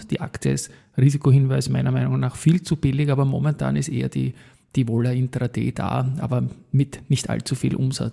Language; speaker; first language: German; native; German